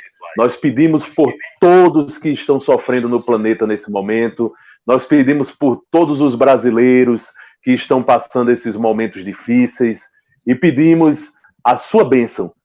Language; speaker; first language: Portuguese; native; Portuguese